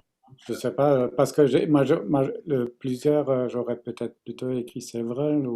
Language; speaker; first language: French; non-native, fluent; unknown